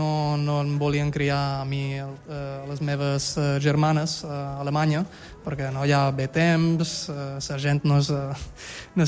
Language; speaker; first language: Catalan; early bilingual, other home language; German